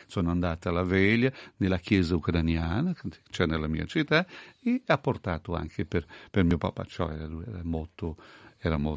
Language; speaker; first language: Italian; non-native, fluent; Portuguese